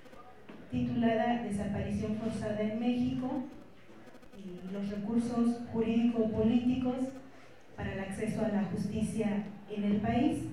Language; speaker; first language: Spanish; native; Spanish